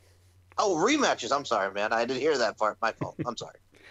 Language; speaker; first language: English; native; English